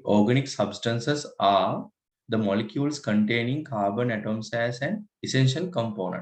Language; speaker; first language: English; non-native, local second language; Sinhala